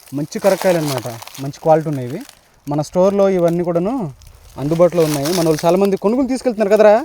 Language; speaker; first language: Telugu; native; Telugu